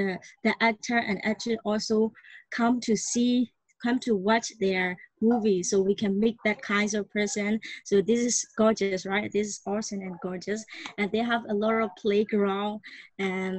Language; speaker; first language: English; non-native, learner; Burmese